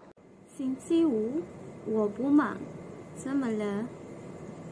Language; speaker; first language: Chinese; non-native, learner; Malay